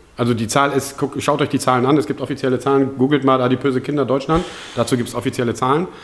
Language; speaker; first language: German; native; German